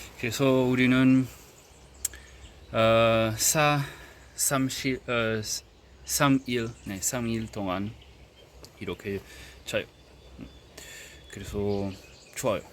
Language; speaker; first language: Korean; non-native, learner; French